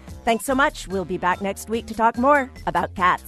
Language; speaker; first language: English; native; English